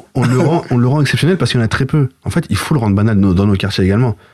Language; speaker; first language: French; native; French